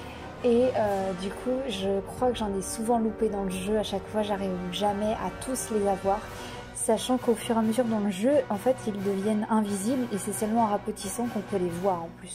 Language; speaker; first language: French; native; French